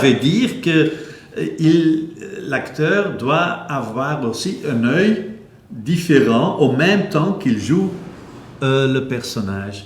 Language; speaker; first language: French; non-native, local second language; Dutch